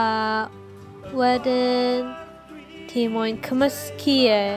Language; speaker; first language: Welsh; non-native, learner; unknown